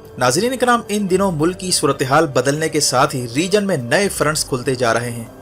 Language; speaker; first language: Urdu; native; Urdu